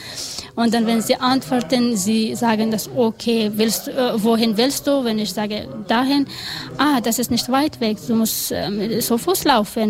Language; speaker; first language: German; non-native, learner; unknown